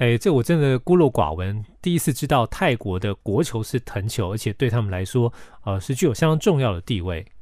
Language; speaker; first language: Chinese; native; Chinese